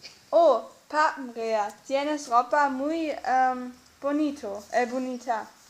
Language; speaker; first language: Spanish; non-native, learner; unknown